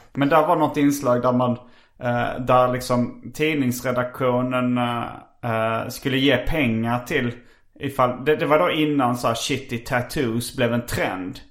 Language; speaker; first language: Swedish; native; Swedish